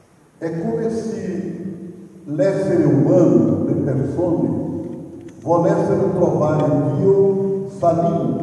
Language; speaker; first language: Italian; non-native, fluent; Portuguese